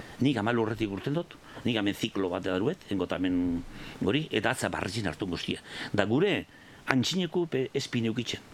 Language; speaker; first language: Basque; native; Basque